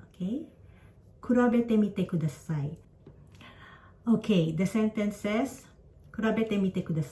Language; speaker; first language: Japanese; non-native, fluent; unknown